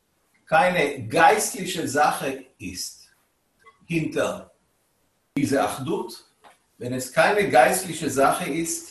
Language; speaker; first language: German; non-native, fluent; Hebrew